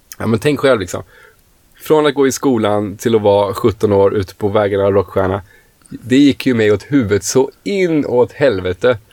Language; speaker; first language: Swedish; native; Swedish